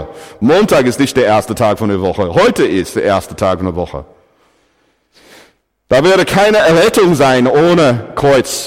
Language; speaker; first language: German; non-native, fluent; English